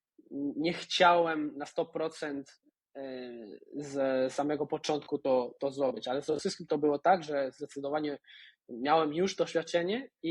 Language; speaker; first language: Polish; non-native, fluent; Spanish